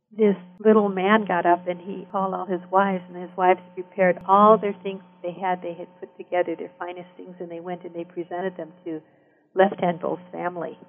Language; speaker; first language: English; native; English